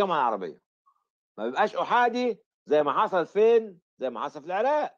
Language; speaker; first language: Arabic; native; Arabic